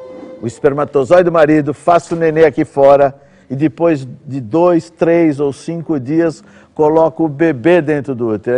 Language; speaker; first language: Portuguese; native; Portuguese